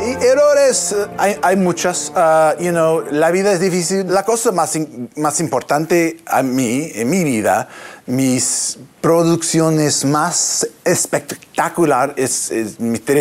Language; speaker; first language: Spanish; non-native, learner; English